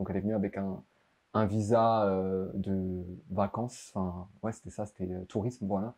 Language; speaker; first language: French; early bilingual, other home language; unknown